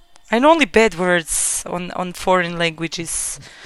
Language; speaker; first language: English; non-native, fluent; Croatian